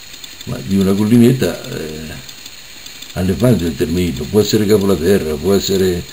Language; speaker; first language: Italian; native; Italian